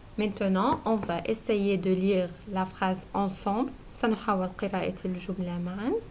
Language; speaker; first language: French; non-native, fluent; Arabic